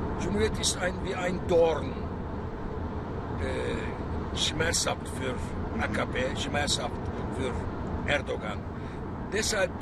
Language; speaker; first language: German; non-native, fluent; Turkish